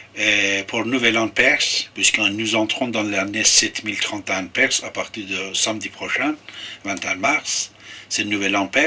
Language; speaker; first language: French; non-native, fluent; Persian